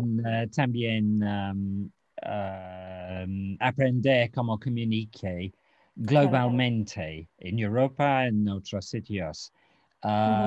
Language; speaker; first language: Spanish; non-native, learner; English